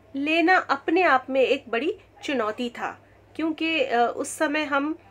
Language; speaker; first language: Hindi; native; Hindi